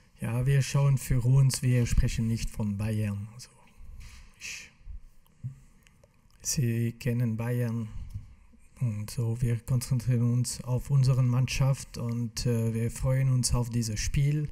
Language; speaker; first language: German; non-native, local second language; French